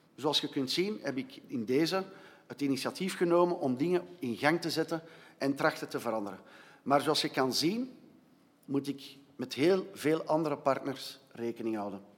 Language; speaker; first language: Dutch; native; Dutch